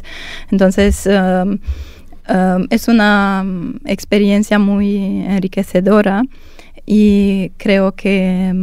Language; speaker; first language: Spanish; non-native, fluent; Romanian